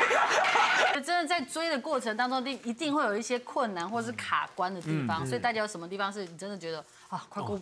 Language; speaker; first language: Chinese; native; Chinese